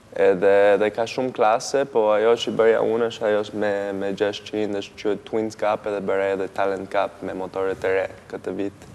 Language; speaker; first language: Albanian; early bilingual, heritage; Albanian